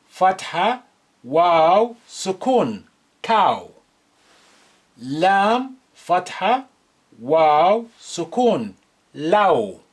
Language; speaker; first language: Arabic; non-native, fluent; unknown